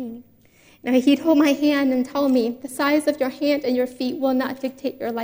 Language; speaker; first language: English; native; English